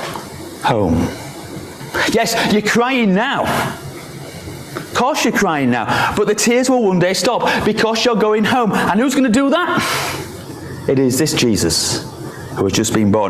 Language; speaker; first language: English; native; English